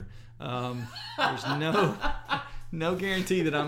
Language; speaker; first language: English; native; English